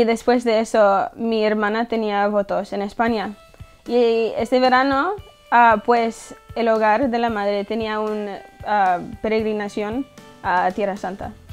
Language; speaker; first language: Spanish; early bilingual, heritage; English